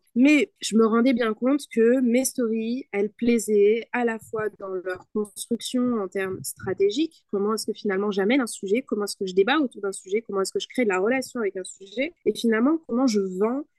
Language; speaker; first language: French; non-native, fluent; Spanish